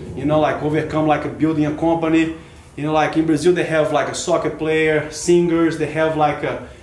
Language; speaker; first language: English; non-native, learner; Portuguese